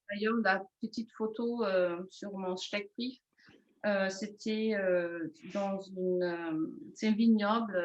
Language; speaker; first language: French; non-native, fluent; German